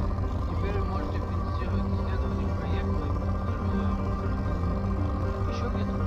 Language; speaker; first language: Russian; native; Russian